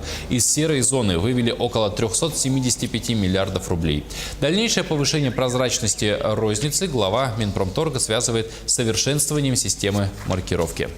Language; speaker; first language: Russian; native; Russian